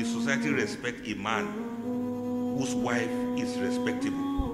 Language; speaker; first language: English; non-native, local second language; Yoruba